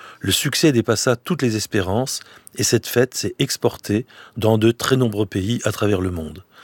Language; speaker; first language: French; native; French